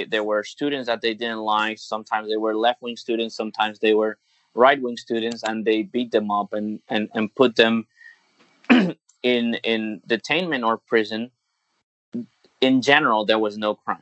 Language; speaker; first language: English; non-native, fluent; Spanish